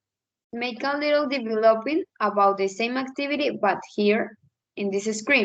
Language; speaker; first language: English; non-native, fluent; Spanish